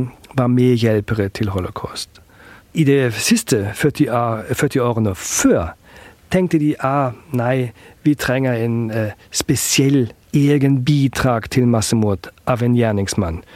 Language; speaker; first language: Norwegian; early bilingual, heritage; German